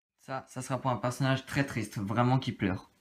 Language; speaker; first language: French; native; French